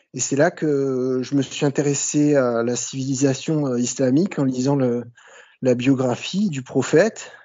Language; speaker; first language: French; native; French